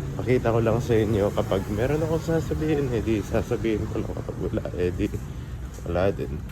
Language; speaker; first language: Filipino; native; Filipino